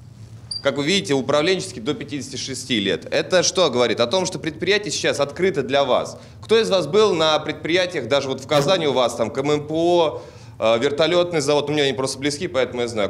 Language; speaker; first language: Russian; native; Russian